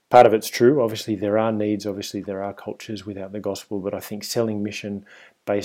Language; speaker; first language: English; native; English